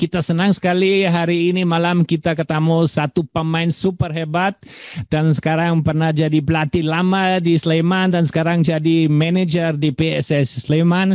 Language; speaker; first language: Indonesian; non-native, fluent; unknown